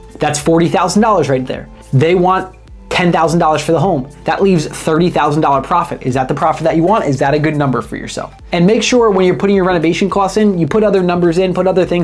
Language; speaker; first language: English; native; English